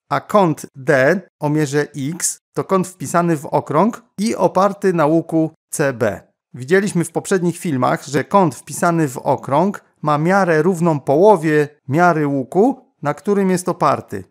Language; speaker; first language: Polish; native; Polish